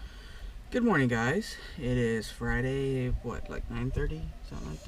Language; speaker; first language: English; native; English